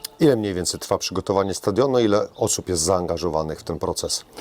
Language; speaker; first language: Polish; native; Polish